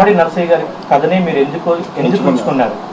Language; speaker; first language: Telugu; native; Telugu